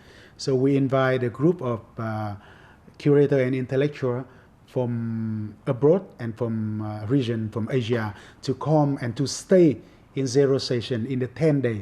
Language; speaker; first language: English; non-native, fluent; Vietnamese